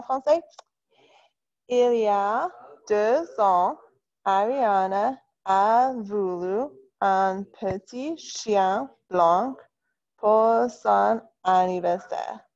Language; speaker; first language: French; non-native, fluent; English